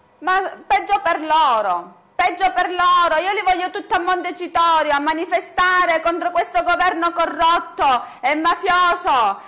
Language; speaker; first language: Italian; native; Italian